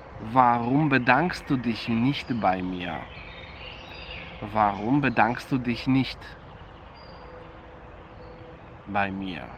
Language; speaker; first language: German; non-native, fluent; Polish